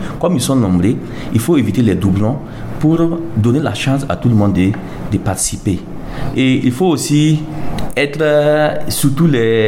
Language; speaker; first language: French; non-native, local second language; Mossi